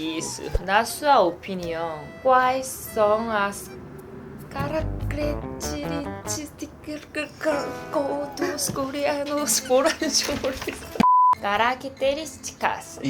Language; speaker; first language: Portuguese; non-native, learner; Korean